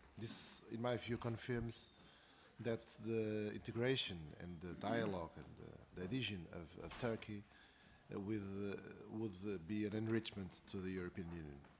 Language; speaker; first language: English; non-native, fluent; Portuguese